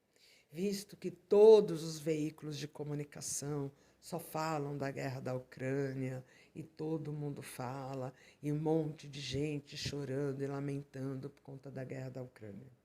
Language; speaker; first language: Portuguese; native; Portuguese